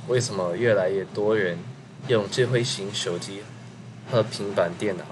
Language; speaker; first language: Chinese; non-native, learner; English